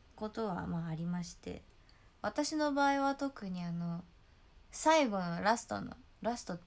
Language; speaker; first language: Japanese; native; Japanese